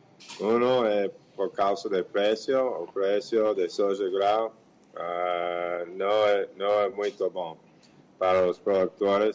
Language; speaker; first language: Portuguese; non-native, fluent; English